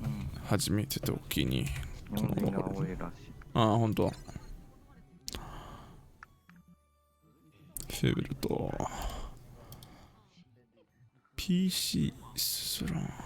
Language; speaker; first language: Japanese; non-native, learner; English